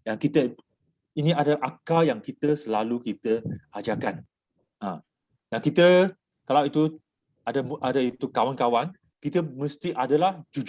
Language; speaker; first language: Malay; non-native, local second language; Chinese